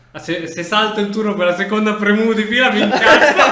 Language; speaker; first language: Italian; native; Italian